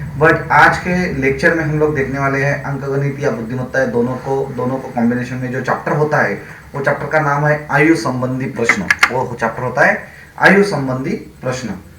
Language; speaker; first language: Hindi; non-native, local second language; Marathi